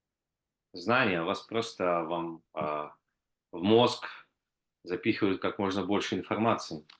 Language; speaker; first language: Russian; native; Russian